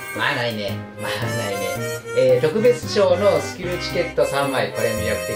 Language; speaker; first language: Japanese; native; Japanese